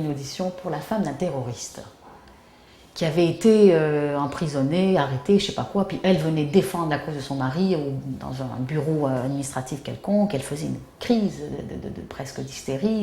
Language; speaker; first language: French; early bilingual, other home language; Arabic